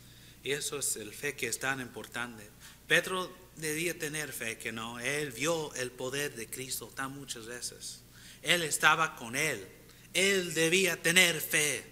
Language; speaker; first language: Spanish; early bilingual, heritage; Spanish